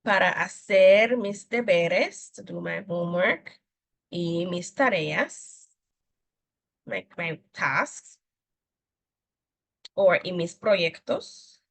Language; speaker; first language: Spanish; non-native, fluent; English